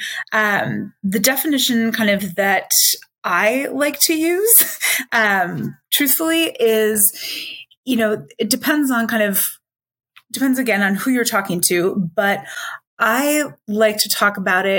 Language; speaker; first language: English; native; English